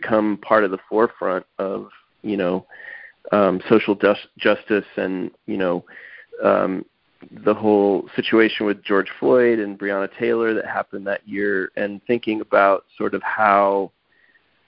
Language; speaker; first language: English; native; English